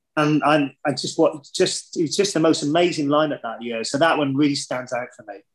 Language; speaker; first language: English; native; English